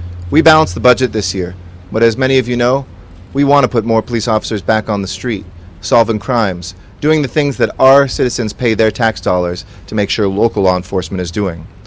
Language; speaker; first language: English; native; English